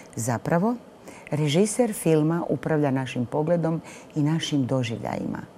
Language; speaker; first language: Croatian; native; Croatian